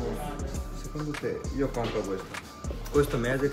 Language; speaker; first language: Italian; non-native, learner; Bangla